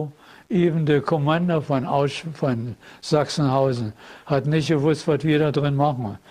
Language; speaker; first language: German; non-native, fluent; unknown